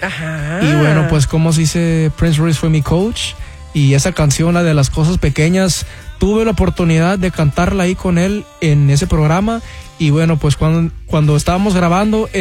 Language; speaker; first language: Spanish; early bilingual, heritage; Spanish